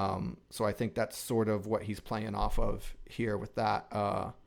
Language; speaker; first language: English; native; English